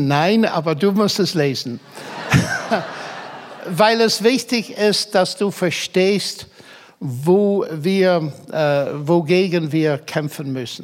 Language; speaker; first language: German; non-native, fluent; English